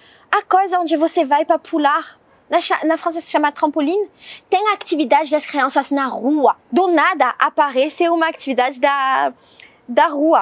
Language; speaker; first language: Portuguese; non-native, learner; French